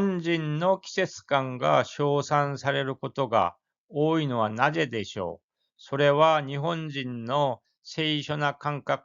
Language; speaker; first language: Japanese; non-native, fluent; Korean